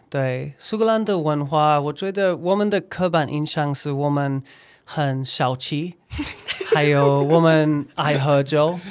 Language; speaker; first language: Chinese; non-native, fluent; English